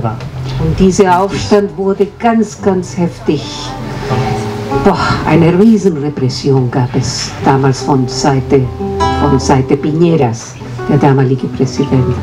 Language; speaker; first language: German; non-native, fluent; Spanish